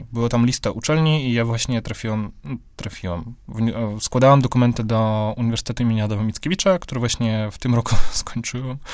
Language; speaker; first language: Polish; non-native, fluent; Russian